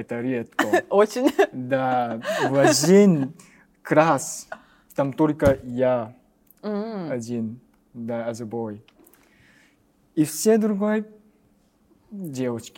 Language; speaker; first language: Russian; non-native, learner; Japanese